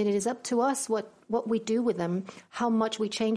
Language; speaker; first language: English; non-native, fluent; Greek